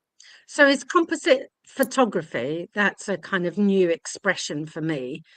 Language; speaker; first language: English; native; English